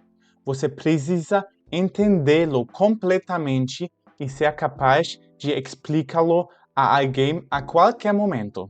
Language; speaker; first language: Portuguese; non-native, fluent; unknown